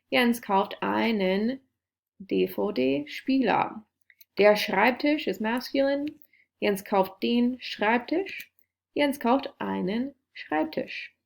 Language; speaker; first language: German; non-native, fluent; English